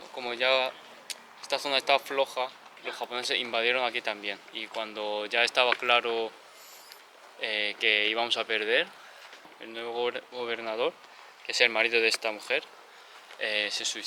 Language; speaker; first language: Spanish; non-native, fluent; Korean